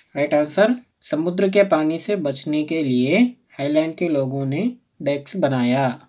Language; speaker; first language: Hindi; non-native, local second language; Telugu